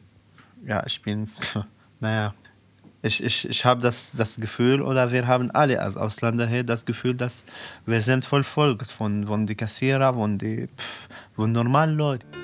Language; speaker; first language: German; non-native, fluent; Arabic